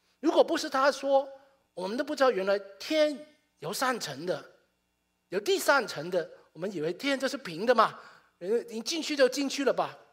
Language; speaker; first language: Chinese; non-native, local second language; Cantonese